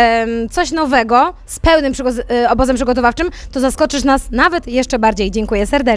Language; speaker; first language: Polish; native; Polish